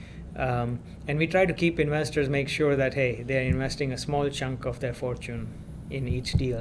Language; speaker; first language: English; non-native, local second language; Gujarati